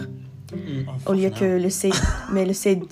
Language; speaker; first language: French; non-native, learner; English